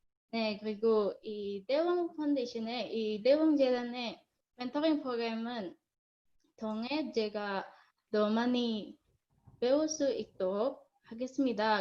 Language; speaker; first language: Korean; non-native, learner; Indonesian